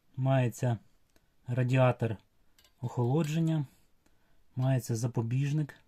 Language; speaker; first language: Ukrainian; non-native, local second language; Russian